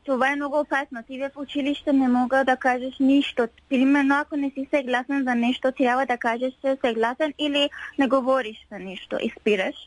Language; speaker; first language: Bulgarian; non-native, learner; Persian